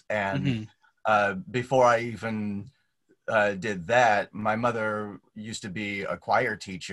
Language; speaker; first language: English; native; English